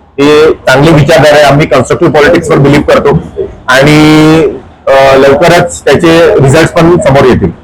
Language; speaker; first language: Marathi; native; Marathi